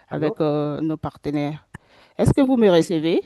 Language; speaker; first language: French; non-native, local second language; Susu